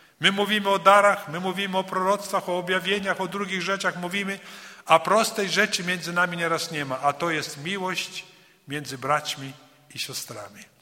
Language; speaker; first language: Polish; early bilingual, heritage; Polish